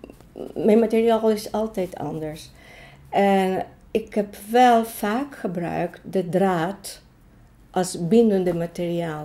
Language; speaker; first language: Dutch; non-native, fluent; Greek